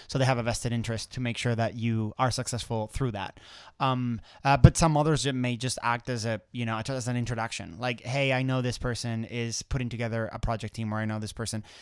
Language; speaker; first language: English; non-native, fluent; Spanish